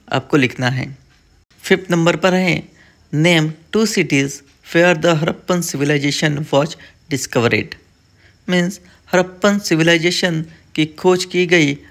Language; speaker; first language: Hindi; non-native, local second language; Marathi